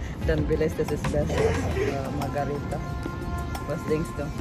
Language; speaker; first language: German; non-native, learner; Filipino